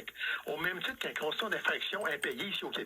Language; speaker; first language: French; native; French